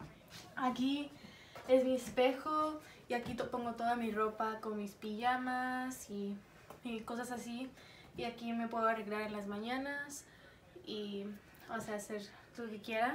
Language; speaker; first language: Spanish; early bilingual, heritage; Spanish